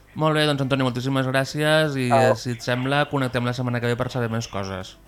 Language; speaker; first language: Catalan; native; Catalan